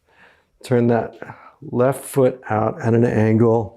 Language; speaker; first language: English; native; English